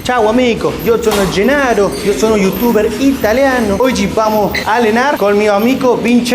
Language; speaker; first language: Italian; non-native, learner; Spanish